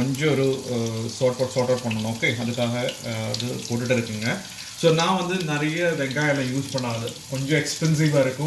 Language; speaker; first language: Tamil; non-native, learner; Malayalam